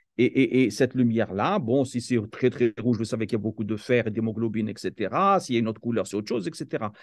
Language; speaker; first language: French; non-native, local second language; Kabyle